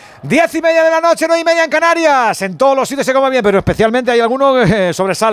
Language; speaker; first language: Spanish; native; Spanish